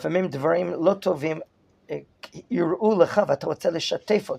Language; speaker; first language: Hebrew; non-native, fluent; English